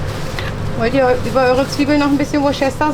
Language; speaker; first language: German; native; German